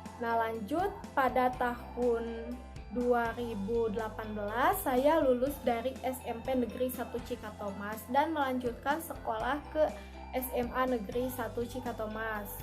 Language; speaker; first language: Indonesian; native; Indonesian